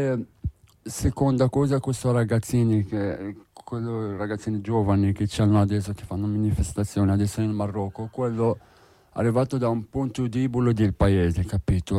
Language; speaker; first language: Italian; non-native, learner; Arabic